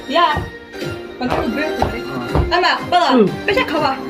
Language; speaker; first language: Dutch; early bilingual, other home language; Tibetan